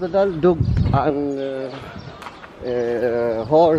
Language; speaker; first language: English; non-native, learner; Arabic